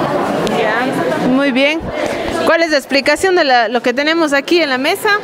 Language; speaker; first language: Spanish; native; Spanish